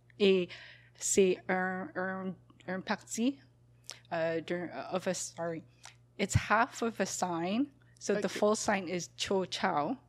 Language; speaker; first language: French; non-native, local second language; English